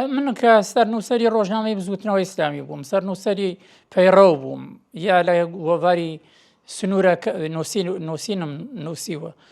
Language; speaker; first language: Central Kurdish; non-native, local second language; Gurani